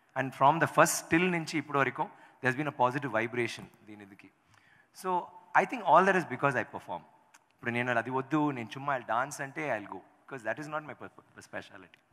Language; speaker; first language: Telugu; non-native, learner; Tamil